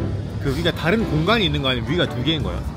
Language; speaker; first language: Korean; native; Korean